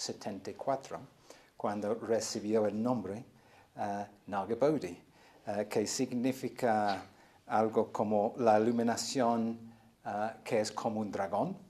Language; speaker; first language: Spanish; non-native, fluent; English